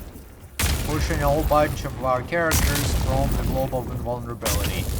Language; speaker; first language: English; native; English